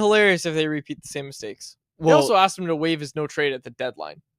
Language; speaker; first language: English; native; English